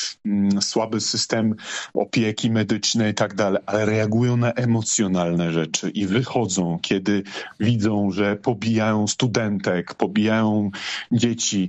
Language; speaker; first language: Polish; non-native, fluent; Georgian